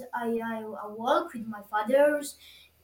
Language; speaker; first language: English; non-native, learner; French